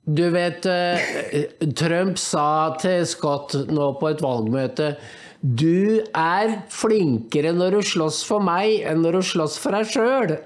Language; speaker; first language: Norwegian; native; Norwegian